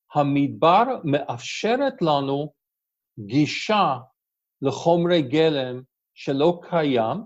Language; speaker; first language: Hebrew; non-native, fluent; English